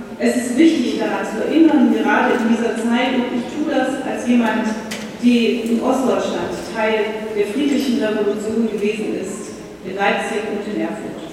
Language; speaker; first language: German; native; German